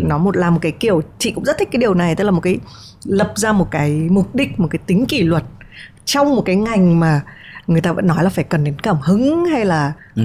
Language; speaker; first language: Vietnamese; native; Vietnamese